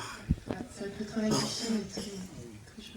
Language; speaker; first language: French; native; French